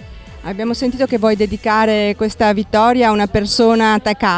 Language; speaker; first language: Italian; native; Italian